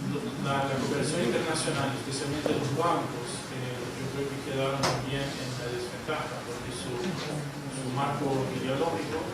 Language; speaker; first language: Spanish; non-native, fluent; Portuguese